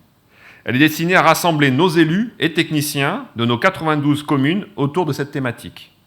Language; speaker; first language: French; native; French